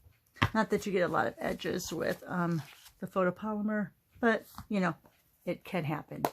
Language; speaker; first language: English; native; English